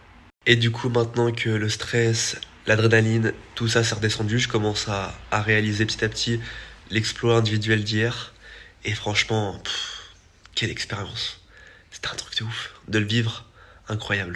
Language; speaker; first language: French; native; French